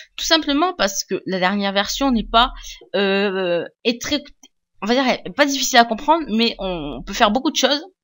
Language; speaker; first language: French; native; French